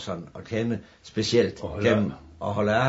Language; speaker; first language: Danish; native; Danish